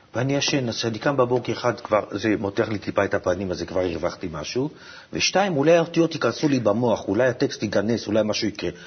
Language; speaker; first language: Hebrew; native; Hebrew